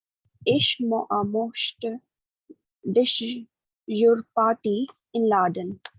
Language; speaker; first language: German; non-native, learner; Hindi